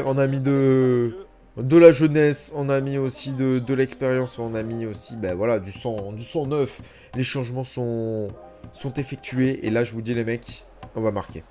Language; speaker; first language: French; native; French